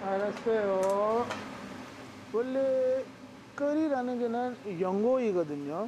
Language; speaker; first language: Korean; non-native, fluent; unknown